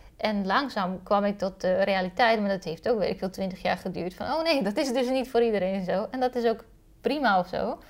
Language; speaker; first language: Dutch; early bilingual, other home language; Romanian